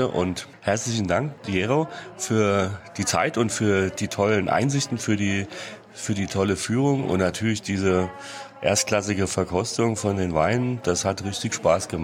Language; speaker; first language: German; native; German